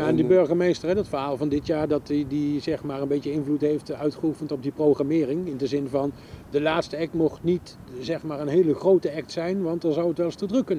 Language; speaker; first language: Dutch; native; Dutch